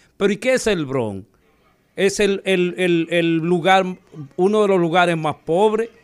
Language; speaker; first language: Spanish; native; Spanish